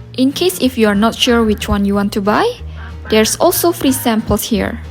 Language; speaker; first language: English; non-native, fluent; Indonesian